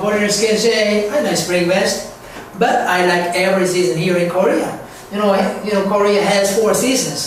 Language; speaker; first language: English; non-native, learner; Korean